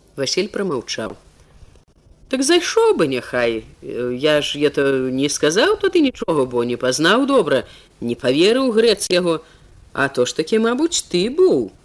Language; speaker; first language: Belarusian; native; Belarusian